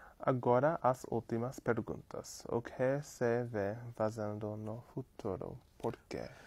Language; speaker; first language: Portuguese; non-native, learner; English